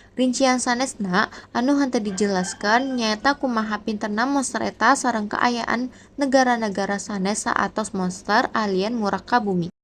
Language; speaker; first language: Sundanese; non-native, local second language; Indonesian